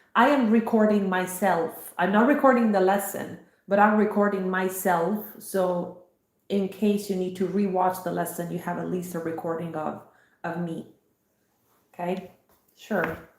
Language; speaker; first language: English; non-native, fluent; Italian